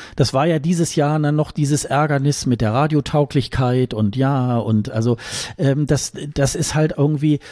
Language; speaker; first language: German; native; German